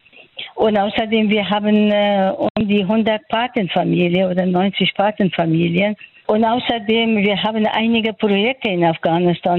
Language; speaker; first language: German; non-native, fluent; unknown